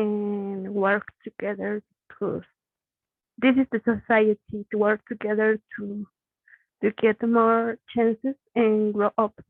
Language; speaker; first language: English; non-native, learner; Spanish